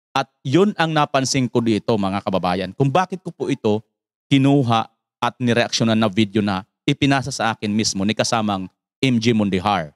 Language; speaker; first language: Filipino; native; Filipino